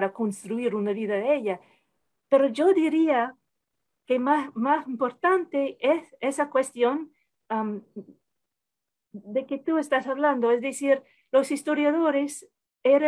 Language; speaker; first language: Spanish; non-native, fluent; English